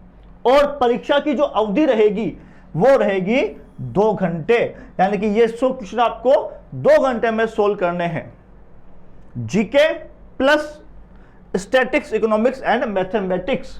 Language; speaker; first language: Hindi; native; Hindi